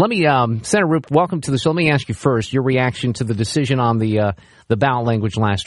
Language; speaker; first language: English; native; English